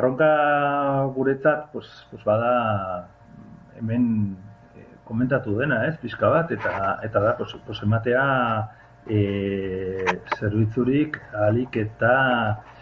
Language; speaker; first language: Basque; non-native, local second language; Spanish